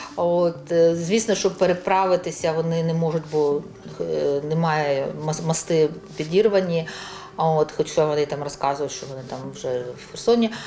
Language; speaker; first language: Ukrainian; non-native, local second language; Russian